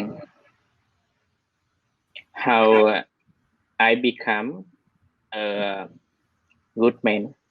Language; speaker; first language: English; non-native, learner; Vietnamese